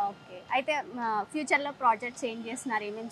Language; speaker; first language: Telugu; native; Telugu